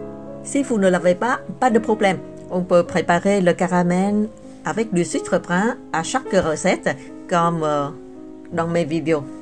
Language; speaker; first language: French; non-native, fluent; Vietnamese